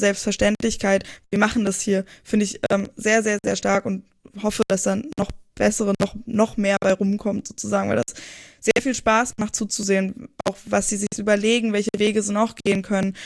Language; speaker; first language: German; native; German